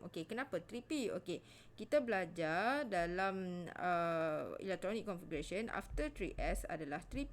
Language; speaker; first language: Malay; native; Malay